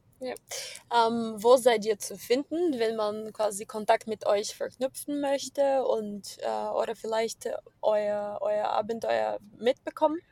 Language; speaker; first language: German; non-native, fluent; Portuguese